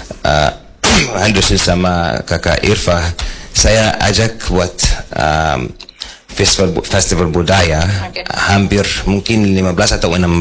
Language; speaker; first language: Indonesian; non-native, fluent; Arabic